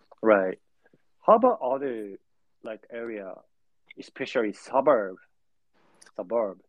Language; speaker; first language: English; non-native, learner; Japanese